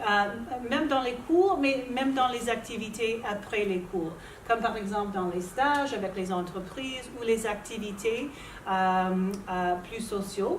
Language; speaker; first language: French; non-native, local second language; English